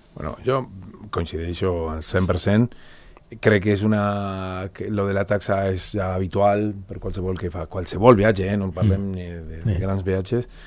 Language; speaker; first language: Catalan; non-native, fluent; Spanish